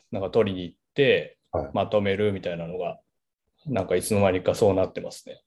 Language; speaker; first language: Japanese; native; Japanese